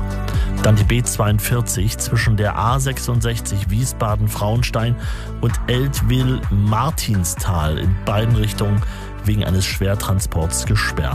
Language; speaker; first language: German; native; German